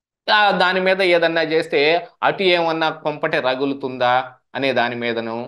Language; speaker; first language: Telugu; native; Telugu